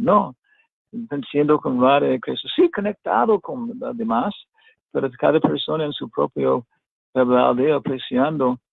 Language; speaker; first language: Spanish; non-native, fluent; English